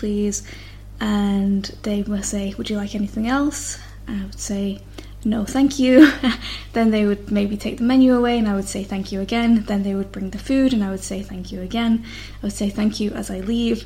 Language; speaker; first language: English; native; English